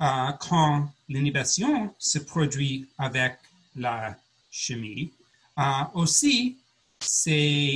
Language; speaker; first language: French; non-native, learner; English